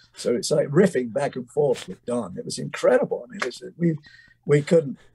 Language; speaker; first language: English; native; English